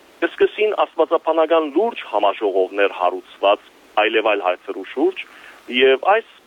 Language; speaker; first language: Armenian; early bilingual, heritage; Armenian